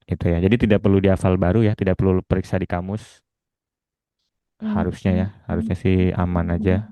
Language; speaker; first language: Indonesian; native; Indonesian